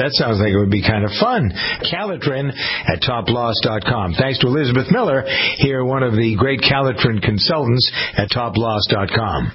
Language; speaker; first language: English; native; English